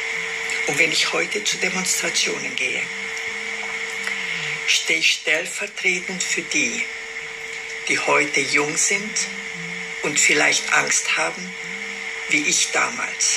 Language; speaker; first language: German; non-native, fluent; Romanian